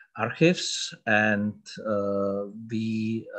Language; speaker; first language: English; non-native, learner; Czech